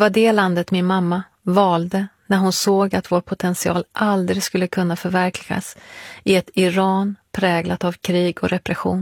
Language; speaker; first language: Swedish; early bilingual, other home language; Persian